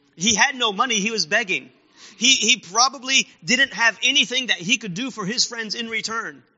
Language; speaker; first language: English; native; English